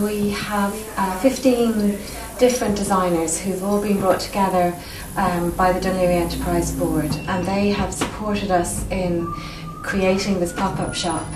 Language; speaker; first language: English; native; English